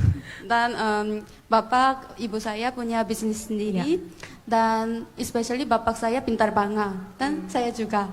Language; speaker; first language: Indonesian; non-native, fluent; Korean